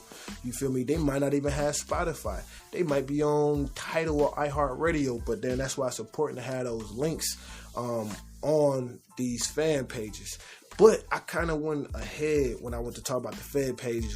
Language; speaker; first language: English; native; English